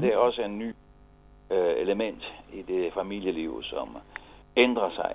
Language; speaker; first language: Danish; non-native, fluent; Italian